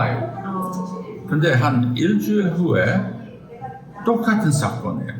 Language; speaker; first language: Korean; non-native, fluent; English